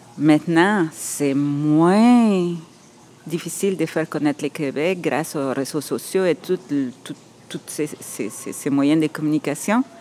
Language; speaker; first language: French; non-native, fluent; Spanish